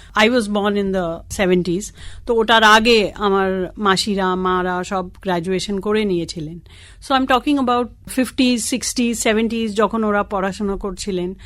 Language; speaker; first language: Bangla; non-native, local second language; Tamil